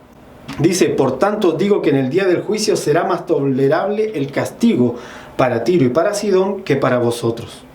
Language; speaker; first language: Spanish; native; Spanish